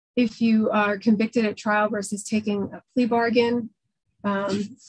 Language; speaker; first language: English; native; English